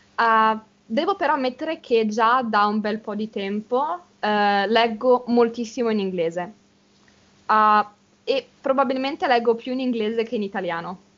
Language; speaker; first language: Italian; native; Italian